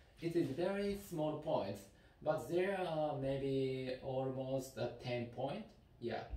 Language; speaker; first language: English; non-native, learner; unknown